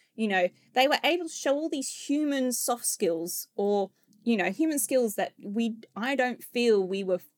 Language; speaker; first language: English; native; English